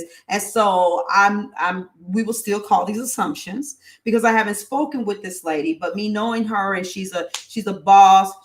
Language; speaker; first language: English; native; English